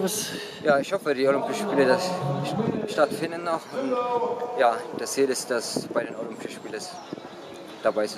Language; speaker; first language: German; non-native, learner; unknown